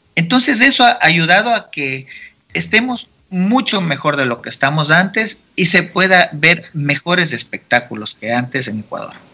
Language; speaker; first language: Spanish; native; Spanish